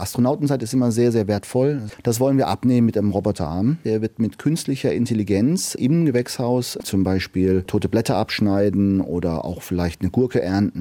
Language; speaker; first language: German; native; German